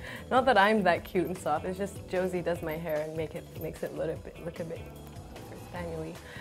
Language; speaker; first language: English; non-native, fluent; French